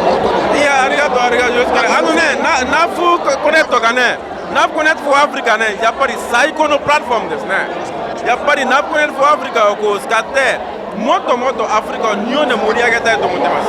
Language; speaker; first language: Japanese; non-native, fluent; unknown